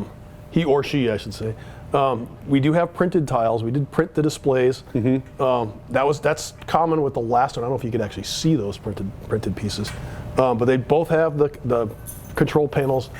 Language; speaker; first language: English; native; English